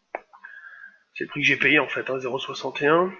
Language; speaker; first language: French; native; French